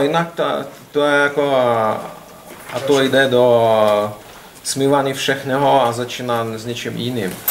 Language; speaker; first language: Czech; non-native, learner; Russian